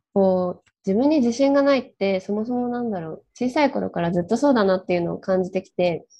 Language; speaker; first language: Japanese; native; Japanese